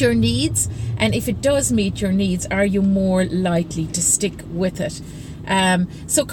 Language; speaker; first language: English; native; English